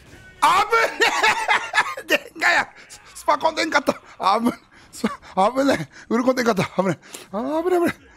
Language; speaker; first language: Japanese; native; Japanese